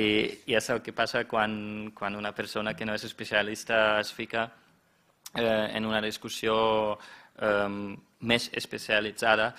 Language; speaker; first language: Catalan; non-native, fluent; German